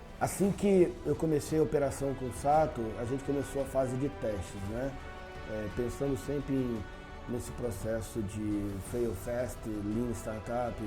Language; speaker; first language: Portuguese; native; Portuguese